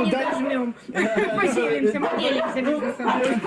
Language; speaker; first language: Russian; native; Russian